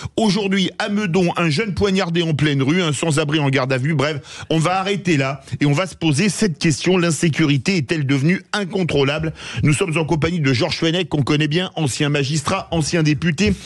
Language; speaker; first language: French; native; French